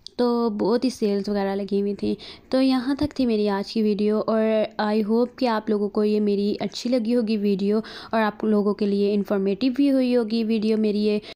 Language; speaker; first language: Urdu; native; Urdu